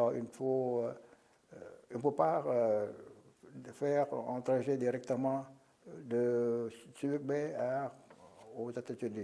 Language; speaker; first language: French; non-native, local second language; Vietnamese